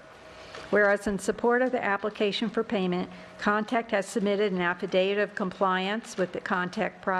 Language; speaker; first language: English; native; English